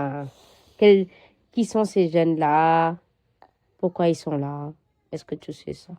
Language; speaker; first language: French; non-native, fluent; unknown